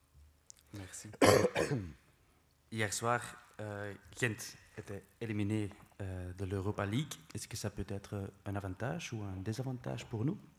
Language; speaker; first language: French; non-native, local second language; Dutch